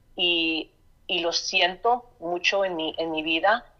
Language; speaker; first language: Spanish; early bilingual, heritage; Spanish